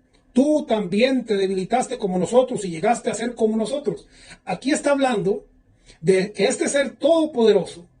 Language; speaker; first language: Spanish; native; Spanish